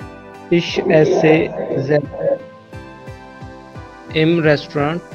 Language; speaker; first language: German; non-native, learner; Punjabi